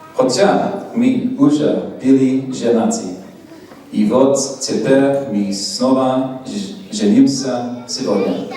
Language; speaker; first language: Russian; non-native, learner; English